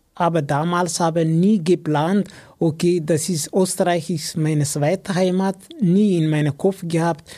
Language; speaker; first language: German; non-native, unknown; Amharic